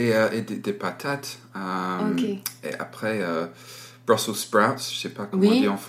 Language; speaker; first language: French; non-native, learner; English